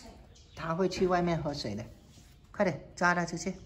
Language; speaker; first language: Cantonese; native; Cantonese